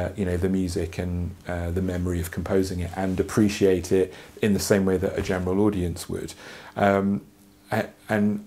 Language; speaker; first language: English; native; English